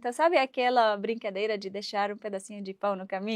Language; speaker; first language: Portuguese; non-native, fluent; Arabic